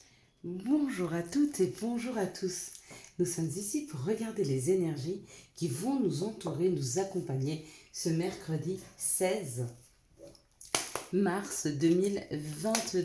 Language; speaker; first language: French; native; French